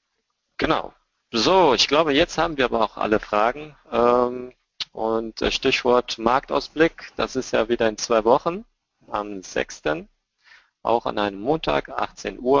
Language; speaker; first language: German; native; German